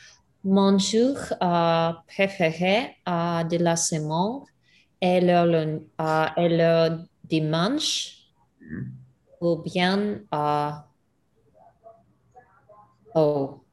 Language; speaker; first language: French; non-native, learner; English